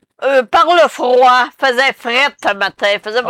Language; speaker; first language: French; native; French